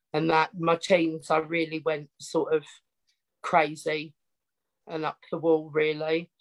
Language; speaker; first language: English; native; English